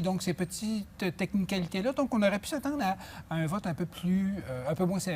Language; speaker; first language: French; native; French